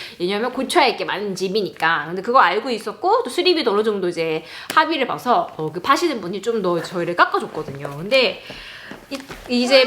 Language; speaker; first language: Korean; non-native, fluent; English